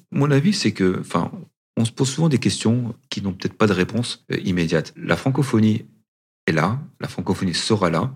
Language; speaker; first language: French; early bilingual, other home language; Arabic